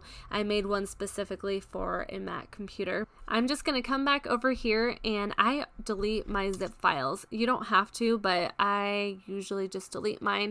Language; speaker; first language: English; native; English